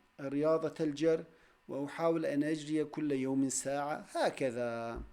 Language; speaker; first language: Arabic; non-native, fluent; Turkish